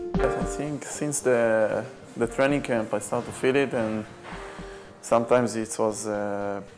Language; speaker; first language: English; non-native, learner; Hebrew